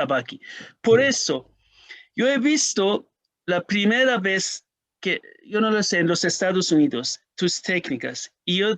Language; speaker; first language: Spanish; non-native, learner; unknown